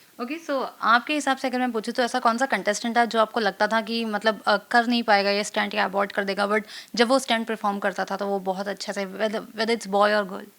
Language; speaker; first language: Hindi; native; Hindi